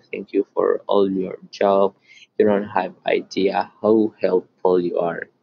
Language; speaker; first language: English; native; English